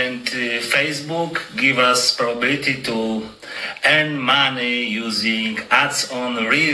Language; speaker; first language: English; non-native, learner; Polish